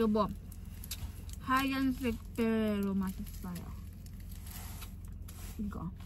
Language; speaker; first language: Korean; non-native, learner; Filipino